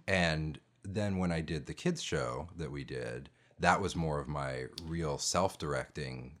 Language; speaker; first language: English; native; English